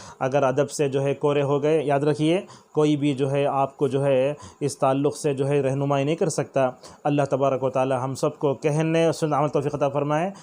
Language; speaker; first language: Urdu; native; Urdu